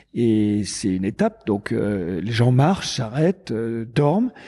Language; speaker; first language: French; native; French